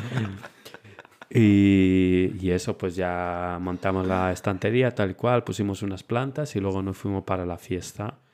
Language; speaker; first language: Spanish; early bilingual, other home language; Romanian